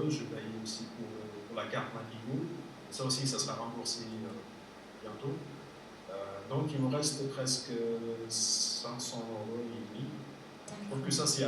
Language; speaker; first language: French; non-native, fluent; Arabic